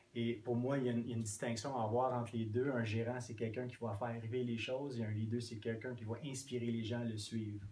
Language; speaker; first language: French; non-native, fluent; English